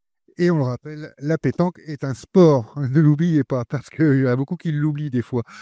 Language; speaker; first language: French; native; French